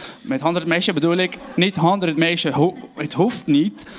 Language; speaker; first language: Dutch; non-native, learner; Arabic